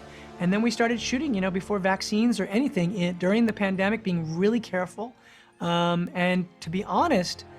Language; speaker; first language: English; native; English